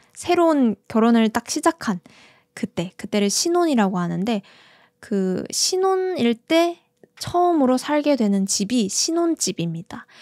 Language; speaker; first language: Korean; native; Korean